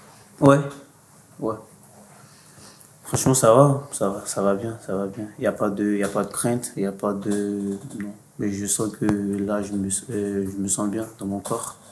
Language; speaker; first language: French; non-native, fluent; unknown